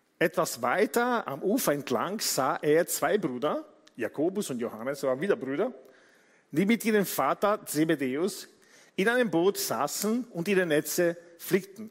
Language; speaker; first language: German; non-native, fluent; Italian